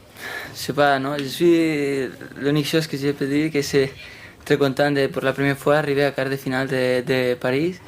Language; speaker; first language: French; non-native, fluent; Spanish